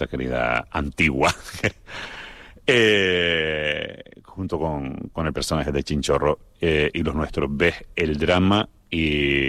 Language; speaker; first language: Spanish; native; Spanish